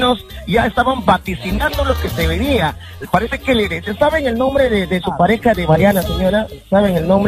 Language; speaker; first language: Spanish; native; Spanish